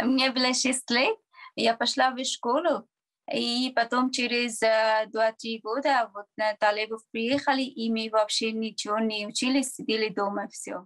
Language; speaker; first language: Russian; non-native, learner; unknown